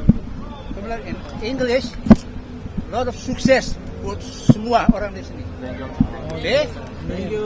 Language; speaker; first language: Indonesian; early bilingual, heritage; Indonesian